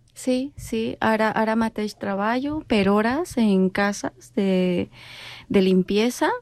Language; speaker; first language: Catalan; non-native, learner; Spanish